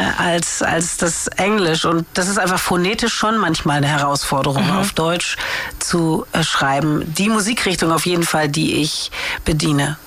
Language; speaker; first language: German; native; German